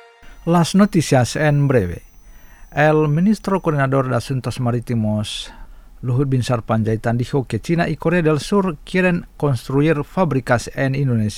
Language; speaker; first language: Spanish; non-native, fluent; Indonesian